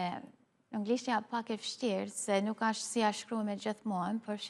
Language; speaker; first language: Albanian; early bilingual, heritage; Albanian